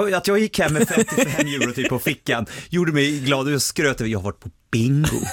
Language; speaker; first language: Swedish; native; Swedish